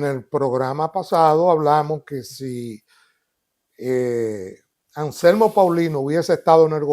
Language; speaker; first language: Spanish; native; Spanish